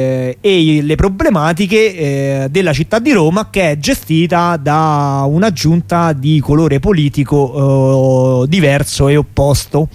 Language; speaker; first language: Italian; native; Italian